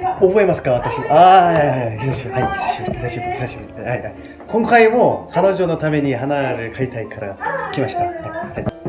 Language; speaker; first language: Japanese; non-native, learner; Korean